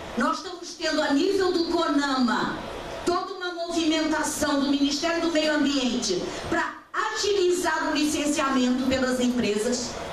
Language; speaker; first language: Portuguese; native; Portuguese